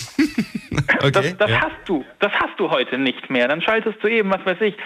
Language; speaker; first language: German; native; German